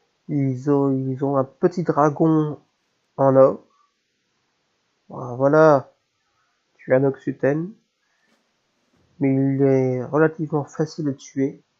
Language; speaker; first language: French; native; French